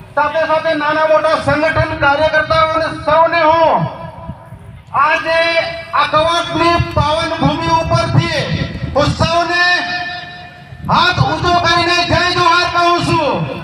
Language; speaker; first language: Gujarati; non-native, local second language; Rathawi